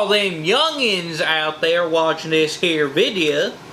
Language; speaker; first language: English; native; English